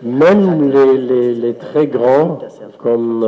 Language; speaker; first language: French; non-native, fluent; German